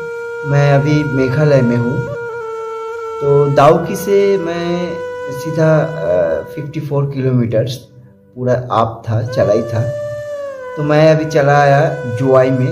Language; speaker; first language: Hindi; non-native, local second language; Bangla